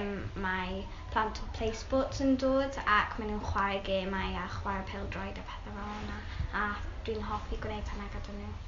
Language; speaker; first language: Welsh; non-native, local second language; English